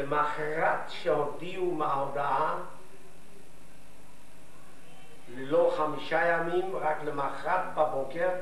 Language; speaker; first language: Hebrew; non-native, fluent; Yiddish